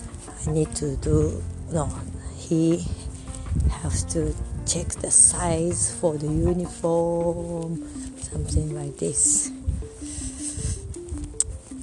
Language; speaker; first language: English; non-native, learner; Japanese